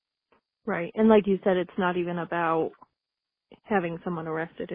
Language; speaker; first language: English; native; English